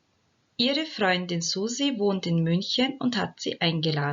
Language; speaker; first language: German; non-native, fluent; Turkish